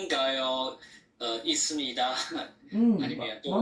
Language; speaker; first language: Korean; non-native, learner; Chinese